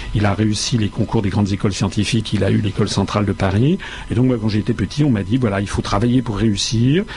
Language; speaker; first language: French; native; French